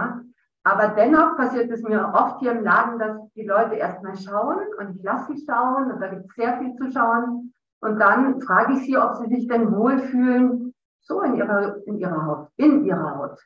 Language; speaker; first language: German; native; German